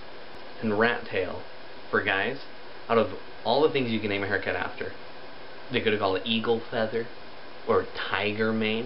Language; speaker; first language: English; native; English